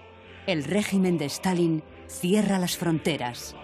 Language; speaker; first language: Spanish; native; Spanish